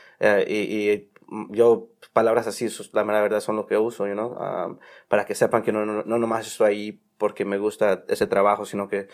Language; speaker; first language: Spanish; early bilingual, heritage; Spanish